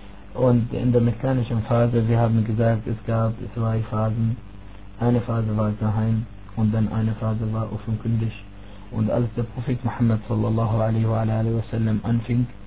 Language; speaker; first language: German; non-native, fluent; Arabic